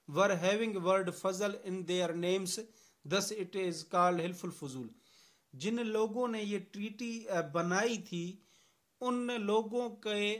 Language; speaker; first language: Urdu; non-native, local second language; Sindhi